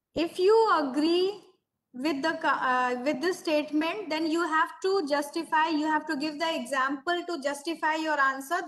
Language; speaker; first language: English; non-native, local second language; Hindi